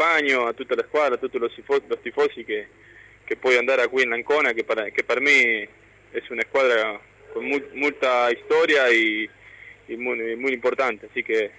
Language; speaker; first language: Italian; non-native, learner; Spanish